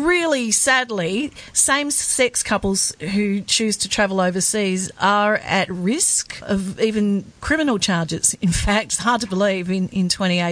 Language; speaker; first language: English; native; English